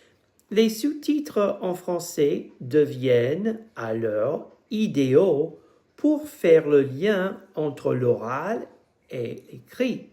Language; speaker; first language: French; non-native, fluent; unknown